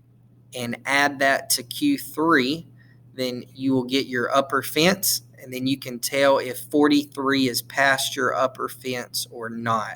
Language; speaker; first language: English; native; English